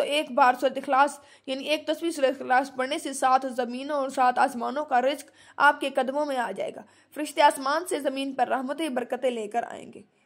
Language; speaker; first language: Urdu; native; Urdu